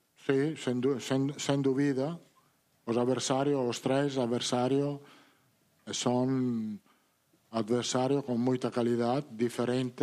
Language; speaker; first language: Portuguese; non-native, fluent; Italian